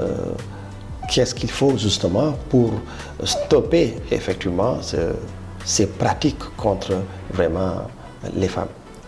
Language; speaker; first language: French; native; French